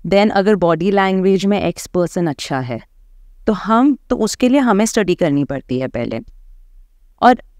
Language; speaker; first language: Hindi; native; Hindi